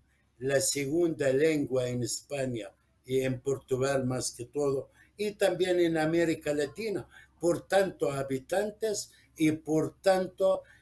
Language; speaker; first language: Spanish; non-native, fluent; Arabic